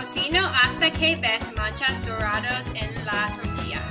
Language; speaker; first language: Spanish; non-native, learner; English